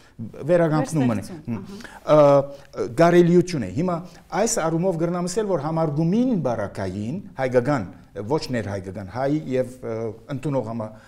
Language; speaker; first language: Armenian; early bilingual, heritage; Armenian